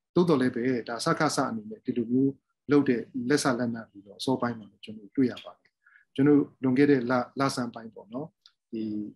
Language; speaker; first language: Burmese; non-native, local second language; Hakha Chin